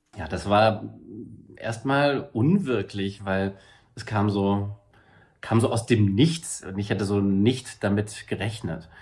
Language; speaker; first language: German; native; German